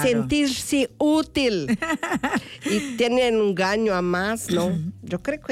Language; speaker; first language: Spanish; non-native, fluent; Portuguese